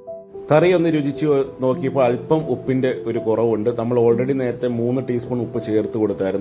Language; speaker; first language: Malayalam; native; Malayalam